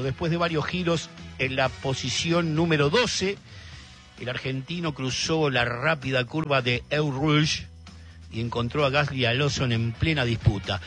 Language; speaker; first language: Spanish; native; Spanish